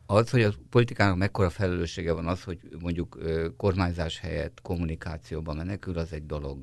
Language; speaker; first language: Hungarian; native; Hungarian